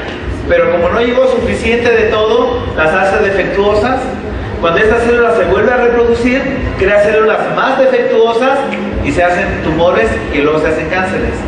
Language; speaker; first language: Spanish; native; Spanish